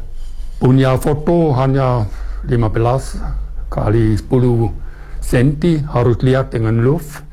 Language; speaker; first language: Indonesian; non-native, fluent; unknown